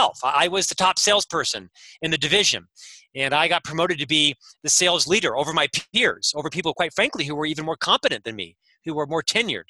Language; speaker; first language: English; native; English